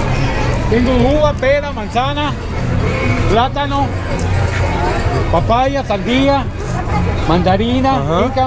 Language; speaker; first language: Spanish; native; Spanish